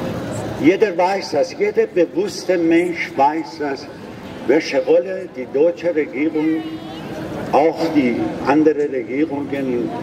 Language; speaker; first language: German; non-native, learner; Persian